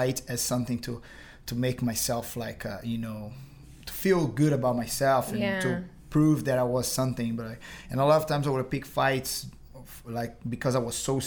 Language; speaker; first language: English; non-native, fluent; Portuguese